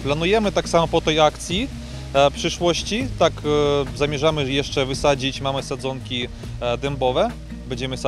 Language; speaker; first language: Polish; non-native, fluent; Ukrainian